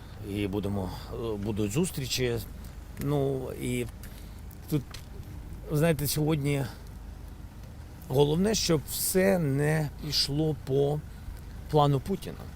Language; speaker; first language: Ukrainian; non-native, local second language; Russian